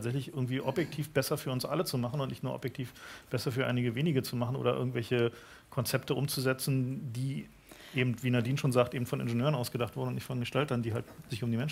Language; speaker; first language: German; native; German